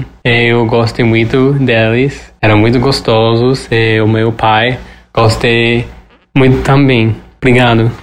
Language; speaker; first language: Portuguese; non-native, learner; English